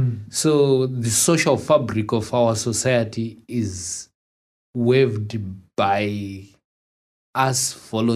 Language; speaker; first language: English; non-native, local second language; Shona